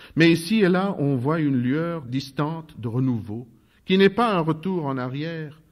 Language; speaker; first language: French; non-native, fluent; Russian